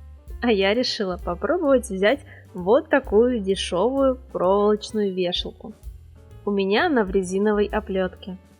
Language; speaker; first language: Russian; native; Russian